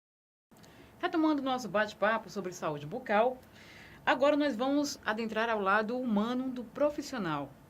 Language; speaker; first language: Portuguese; native; Portuguese